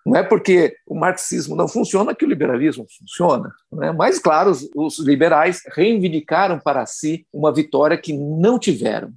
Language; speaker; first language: Portuguese; native; Portuguese